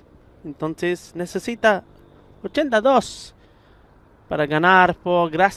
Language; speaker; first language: Spanish; non-native, learner; Punjabi